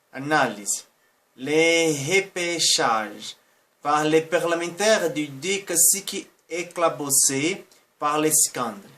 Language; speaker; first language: French; non-native, fluent; Portuguese